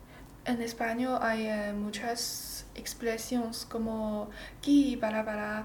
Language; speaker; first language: Spanish; non-native, learner; Chinese